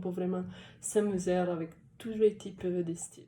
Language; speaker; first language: French; non-native, fluent; Italian